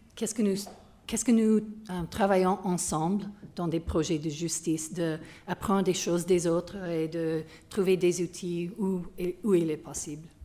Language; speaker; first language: French; non-native, learner; English